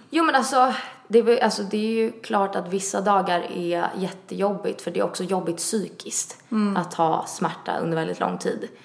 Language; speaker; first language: Swedish; early bilingual, other home language; Italian